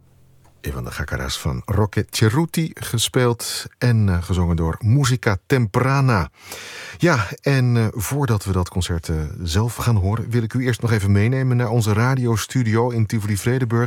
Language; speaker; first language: Dutch; native; Dutch